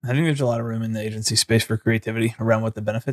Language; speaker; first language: English; native; English